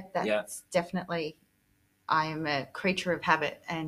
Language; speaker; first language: English; native; English